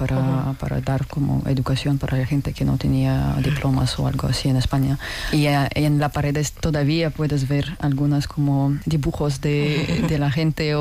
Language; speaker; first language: Spanish; non-native, fluent; Russian